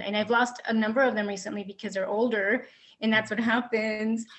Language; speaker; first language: English; early bilingual, other home language; Spanish